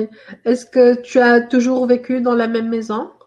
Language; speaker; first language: French; non-native, local second language; Arabic